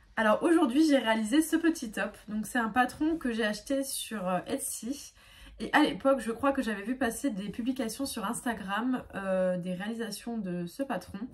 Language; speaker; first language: French; native; French